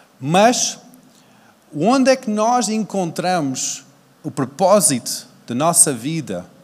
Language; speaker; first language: Portuguese; early bilingual, other home language; English